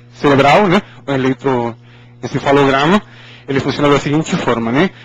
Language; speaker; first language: Portuguese; non-native, fluent; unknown